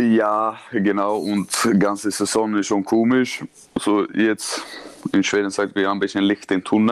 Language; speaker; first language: German; non-native, learner; Swedish